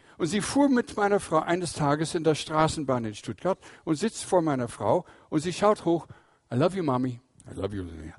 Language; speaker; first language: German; non-native, fluent; English